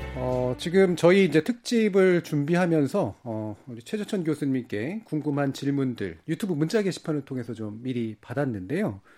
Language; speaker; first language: Korean; native; Korean